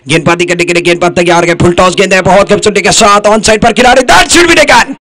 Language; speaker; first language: Hindi; non-native, local second language; Marathi